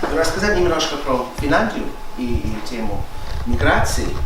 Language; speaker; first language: Russian; non-native, fluent; English